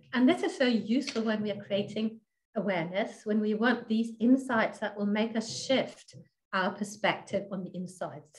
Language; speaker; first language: English; non-native, fluent; Danish